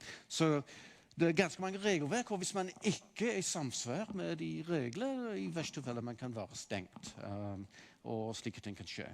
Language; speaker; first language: Norwegian; non-native, fluent; English